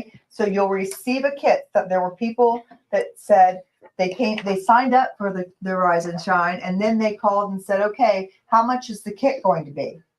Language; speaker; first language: English; native; English